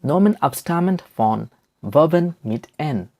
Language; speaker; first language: German; non-native, fluent; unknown